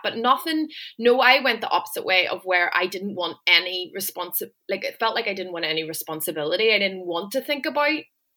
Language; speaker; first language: English; native; English